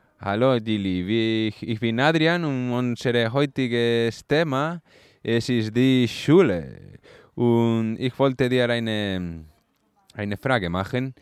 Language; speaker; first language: German; non-native, learner; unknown